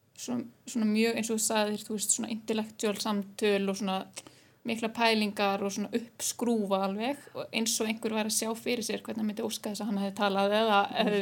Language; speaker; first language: Icelandic; native; Icelandic